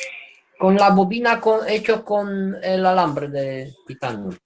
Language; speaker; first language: Spanish; non-native, fluent; Romanian